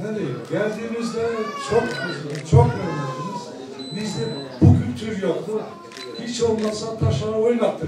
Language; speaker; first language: Turkish; non-native, learner; Albanian